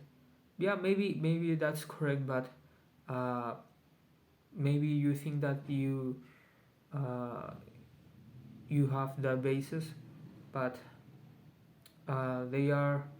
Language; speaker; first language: English; non-native, learner; Spanish